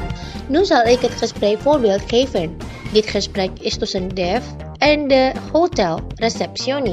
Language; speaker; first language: Dutch; non-native, fluent; Indonesian